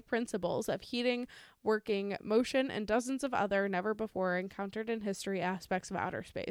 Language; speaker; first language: English; native; English